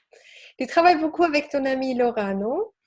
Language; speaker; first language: French; non-native, learner; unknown